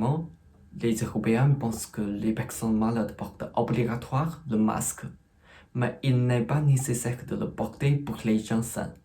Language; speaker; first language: French; non-native, fluent; Chinese